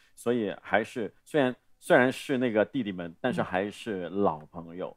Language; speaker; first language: Chinese; non-native, local second language; Cantonese